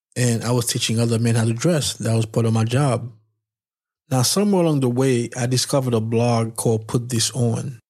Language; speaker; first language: English; non-native, fluent; Haitian Creole